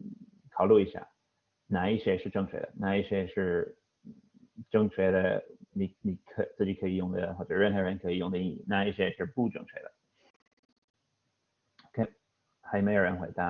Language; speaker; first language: Chinese; non-native, fluent; English